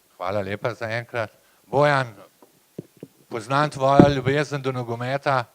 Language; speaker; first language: Slovenian; native; Slovenian